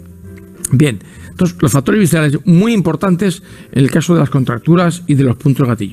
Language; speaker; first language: Spanish; native; Spanish